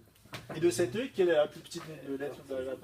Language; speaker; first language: French; native; French